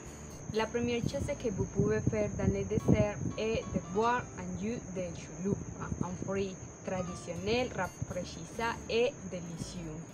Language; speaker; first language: French; non-native, learner; Spanish